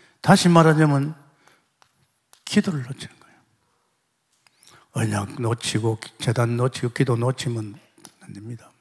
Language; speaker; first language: Korean; native; Korean